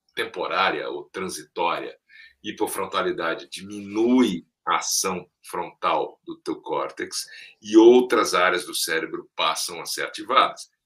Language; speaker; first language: Portuguese; native; Portuguese